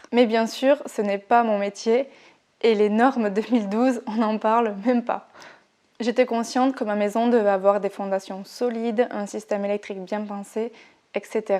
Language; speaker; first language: French; native; French